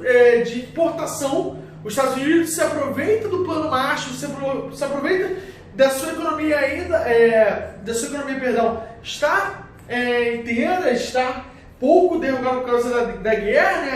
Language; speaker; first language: Portuguese; native; Portuguese